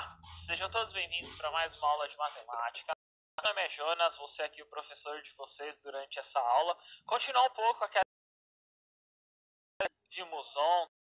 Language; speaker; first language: Portuguese; native; Portuguese